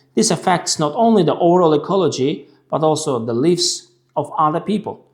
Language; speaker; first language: English; non-native, fluent; Uzbek